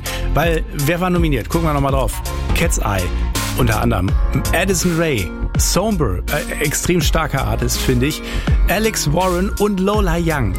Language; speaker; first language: German; native; German